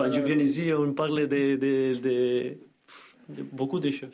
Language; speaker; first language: French; non-native, learner; Spanish